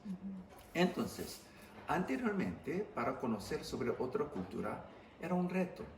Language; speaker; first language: Spanish; non-native, fluent; English